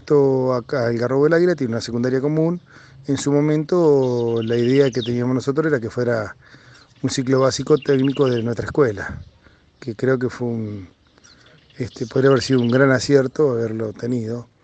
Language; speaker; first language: Spanish; native; Spanish